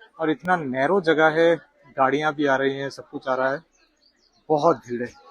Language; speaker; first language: Hindi; non-native, local second language; Bangla